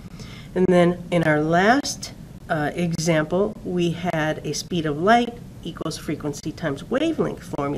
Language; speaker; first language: English; native; English